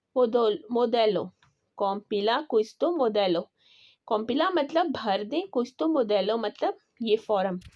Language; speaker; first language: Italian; non-native, learner; Urdu